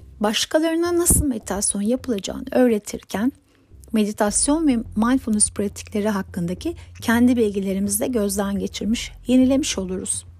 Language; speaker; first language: Turkish; native; Turkish